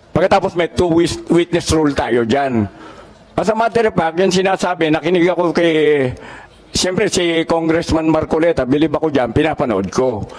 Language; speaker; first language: Filipino; native; Filipino